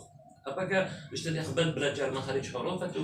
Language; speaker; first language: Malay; non-native, fluent; Arabic